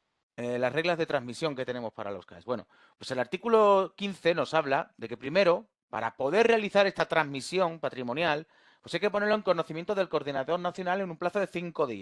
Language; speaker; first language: Spanish; native; Spanish